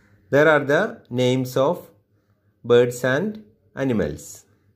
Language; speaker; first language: English; non-native, local second language; Malayalam